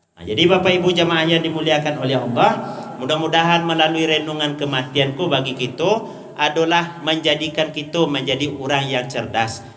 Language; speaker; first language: Malay; non-native, local second language; Minangkabau